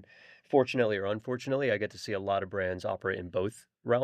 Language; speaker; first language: English; native; English